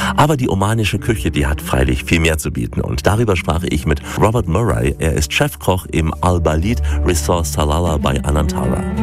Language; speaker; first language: German; native; German